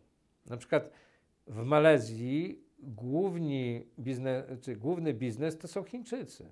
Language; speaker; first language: Polish; native; Polish